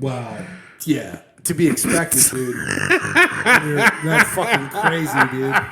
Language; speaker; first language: English; native; English